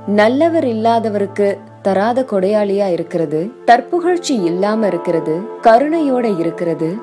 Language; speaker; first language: Tamil; native; Tamil